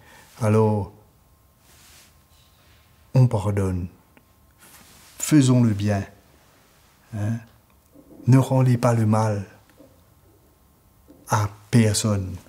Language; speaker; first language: French; native; French